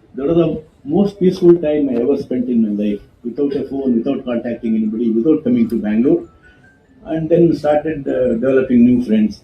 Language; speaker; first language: English; non-native, local second language; Kannada